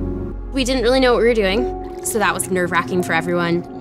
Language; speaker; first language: English; native; English